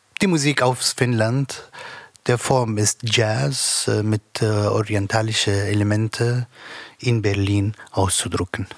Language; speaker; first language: German; non-native, learner; Arabic